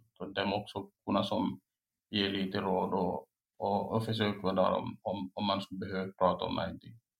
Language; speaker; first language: Swedish; non-native, learner; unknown